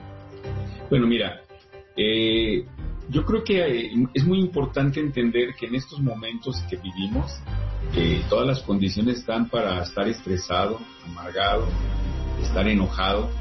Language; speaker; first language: Spanish; native; Spanish